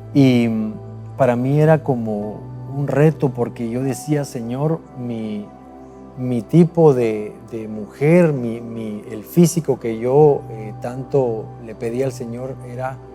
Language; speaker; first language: Spanish; native; Spanish